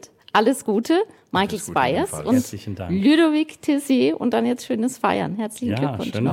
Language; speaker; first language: German; native; German